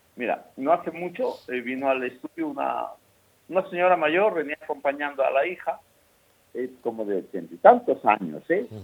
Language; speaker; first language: Spanish; native; Spanish